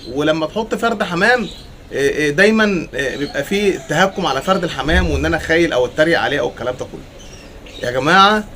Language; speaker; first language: Arabic; native; Arabic